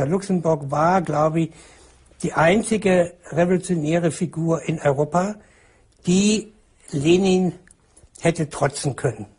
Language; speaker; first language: German; non-native, fluent; Russian